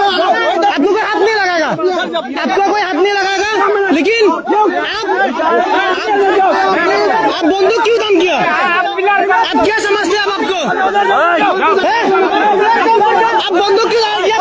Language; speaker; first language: Hindi; non-native, learner; Bangla